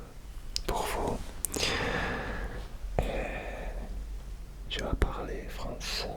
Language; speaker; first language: French; non-native, learner; Russian